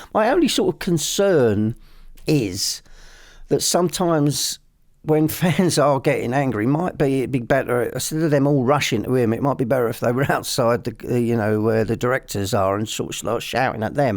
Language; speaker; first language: English; native; English